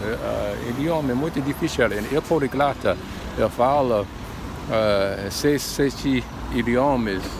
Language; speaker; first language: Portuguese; non-native, learner; English